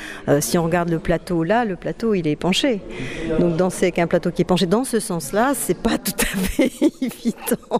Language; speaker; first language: French; native; French